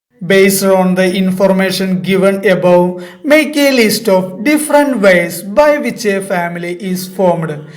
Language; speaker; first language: English; non-native, local second language; Malayalam